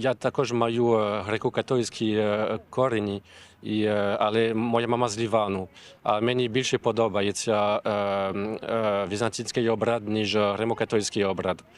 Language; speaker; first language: Ukrainian; non-native, learner; French